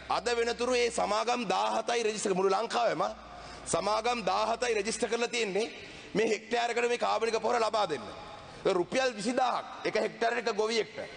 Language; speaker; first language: Sinhala; non-native, local second language; Tamil